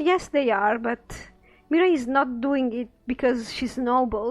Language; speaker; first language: English; non-native, fluent; Italian